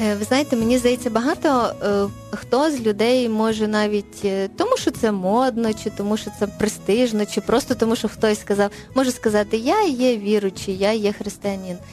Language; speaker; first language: Ukrainian; non-native, local second language; Russian